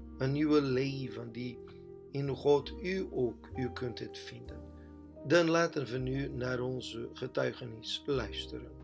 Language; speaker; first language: Dutch; non-native, fluent; Portuguese